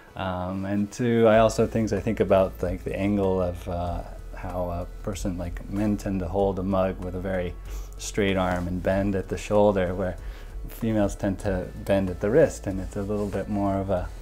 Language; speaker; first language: English; native; English